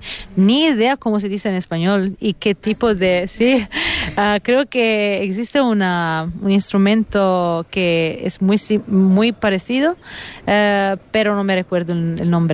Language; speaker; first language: Spanish; non-native, fluent; Italian